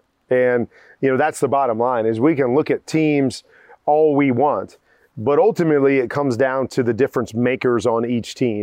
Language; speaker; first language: English; native; English